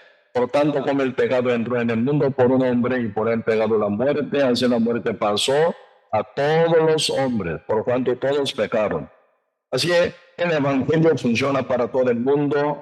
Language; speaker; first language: Spanish; non-native, learner; Korean